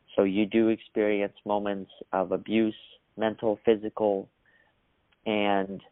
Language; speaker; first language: English; early bilingual, other home language; Russian